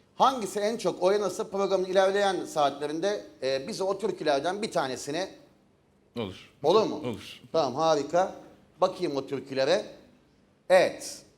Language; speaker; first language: Turkish; native; Turkish